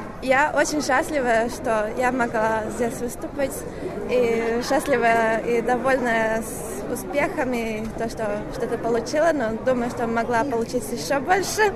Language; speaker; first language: Russian; non-native, fluent; Latvian